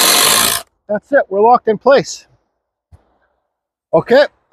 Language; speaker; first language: English; native; English